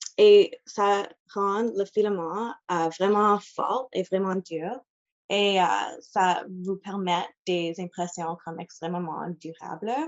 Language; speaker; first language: French; non-native, local second language; English